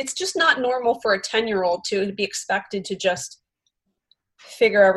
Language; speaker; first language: English; native; English